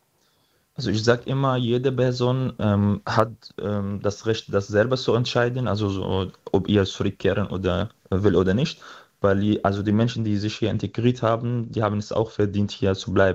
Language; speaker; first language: German; non-native, fluent; Arabic